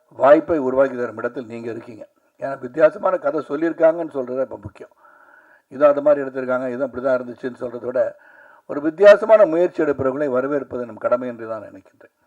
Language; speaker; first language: Tamil; native; Tamil